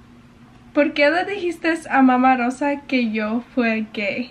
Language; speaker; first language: Spanish; early bilingual, heritage; English